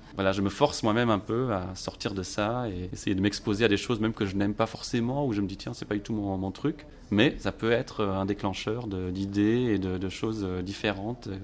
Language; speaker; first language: French; non-native, local second language; Luxembourgish